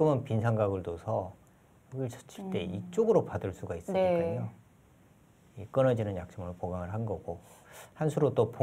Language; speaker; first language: Korean; native; Korean